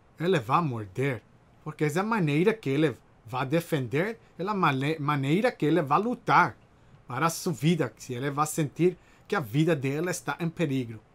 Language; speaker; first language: Portuguese; non-native, learner; Spanish